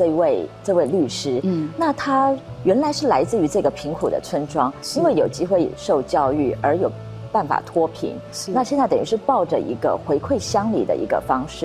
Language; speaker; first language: Chinese; native; Chinese